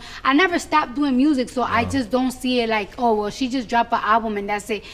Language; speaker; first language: English; native; English